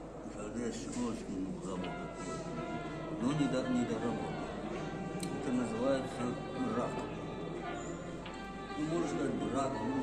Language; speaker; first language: Russian; non-native, local second language; Tajik